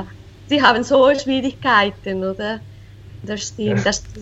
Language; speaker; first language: German; non-native, fluent; Spanish